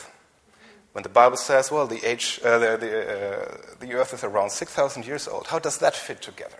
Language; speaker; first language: English; non-native, fluent; German